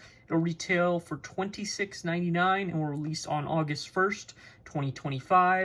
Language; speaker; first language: English; native; English